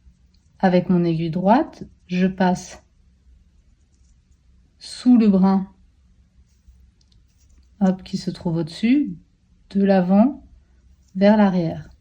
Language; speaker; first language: French; native; French